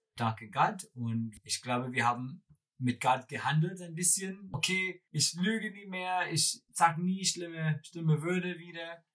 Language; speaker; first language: German; non-native, fluent; English